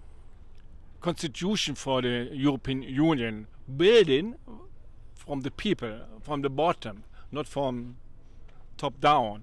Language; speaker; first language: English; non-native, learner; German